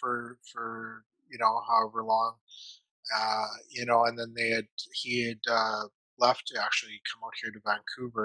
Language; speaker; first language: English; native; English